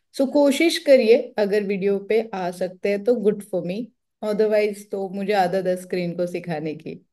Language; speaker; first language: Hindi; non-native, local second language; Marathi